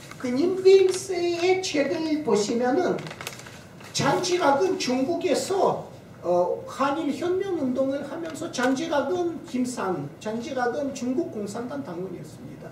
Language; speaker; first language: Korean; non-native, fluent; Russian